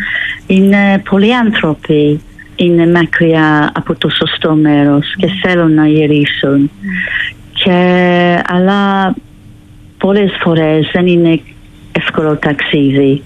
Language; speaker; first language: Greek; non-native, learner; English